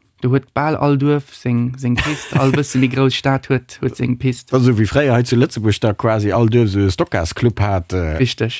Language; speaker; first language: Luxembourgish; native; Luxembourgish